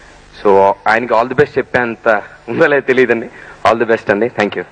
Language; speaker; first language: Telugu; native; Telugu